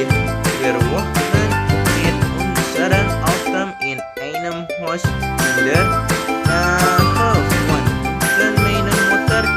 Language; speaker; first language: German; non-native, learner; Indonesian